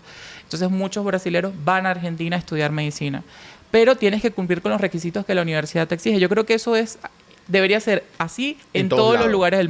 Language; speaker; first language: Spanish; native; Spanish